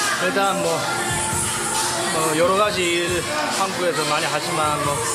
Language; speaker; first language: Korean; early bilingual, heritage; Japanese